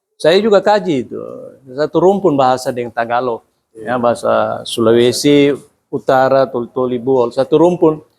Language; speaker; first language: Indonesian; non-native, local second language; Buginese